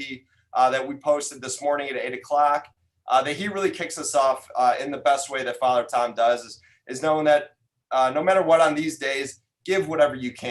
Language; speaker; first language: English; native; English